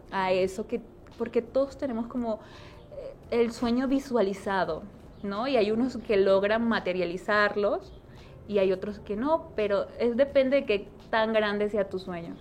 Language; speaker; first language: Spanish; native; Spanish